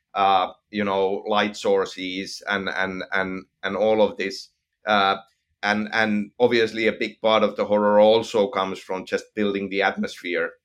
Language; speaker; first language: English; non-native, fluent; Finnish